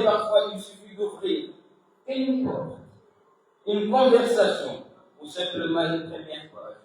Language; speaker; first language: French; non-native, local second language; Comorian